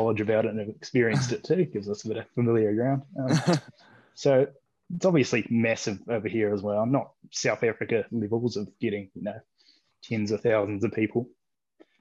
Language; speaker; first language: English; native; English